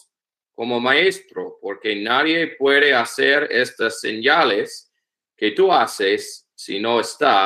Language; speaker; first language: Spanish; non-native, learner; English